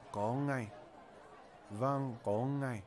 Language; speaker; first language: Vietnamese; non-native, learner; English